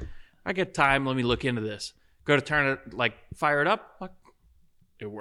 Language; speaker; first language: English; native; English